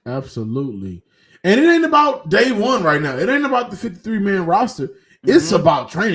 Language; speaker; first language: English; native; English